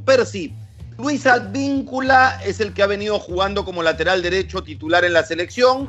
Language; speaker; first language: Spanish; native; Spanish